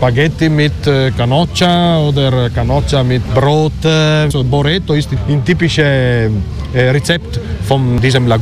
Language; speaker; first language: German; non-native, learner; Italian